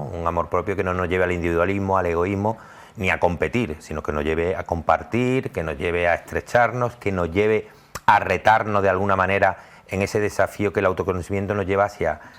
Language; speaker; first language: Spanish; native; Spanish